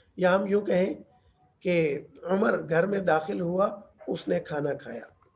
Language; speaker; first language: Urdu; native; Urdu